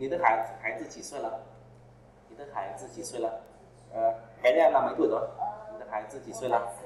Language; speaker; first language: Chinese; non-native, fluent; Vietnamese